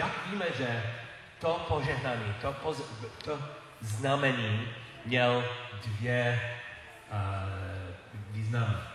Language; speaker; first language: Czech; non-native, learner; English